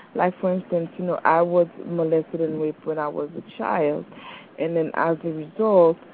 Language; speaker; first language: English; non-native, fluent; Haitian Creole